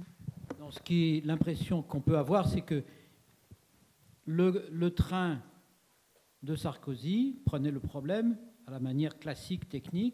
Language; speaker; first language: French; native; French